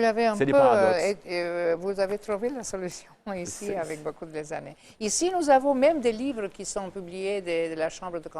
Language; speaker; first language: French; non-native, fluent; Albanian